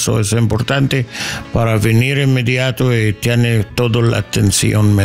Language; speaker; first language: Spanish; non-native, learner; English